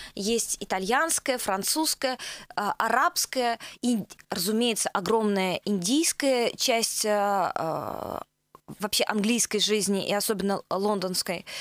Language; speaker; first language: Russian; native; Russian